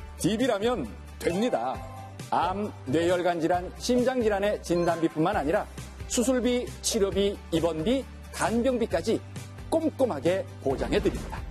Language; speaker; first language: Korean; native; Korean